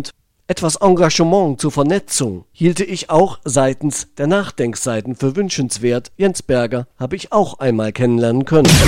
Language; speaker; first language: German; native; German